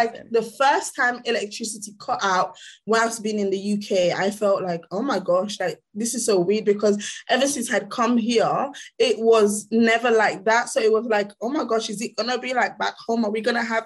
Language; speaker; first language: English; non-native, local second language; Krio